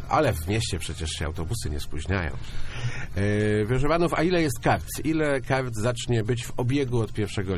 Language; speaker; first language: Polish; native; Polish